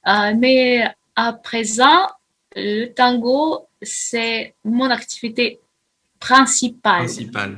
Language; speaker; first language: French; non-native, fluent; Russian